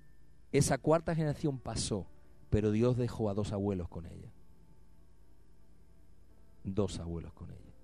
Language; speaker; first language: Spanish; native; Spanish